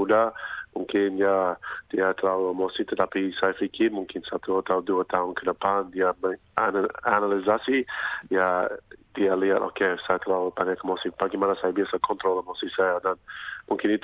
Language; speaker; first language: Indonesian; non-native, fluent; English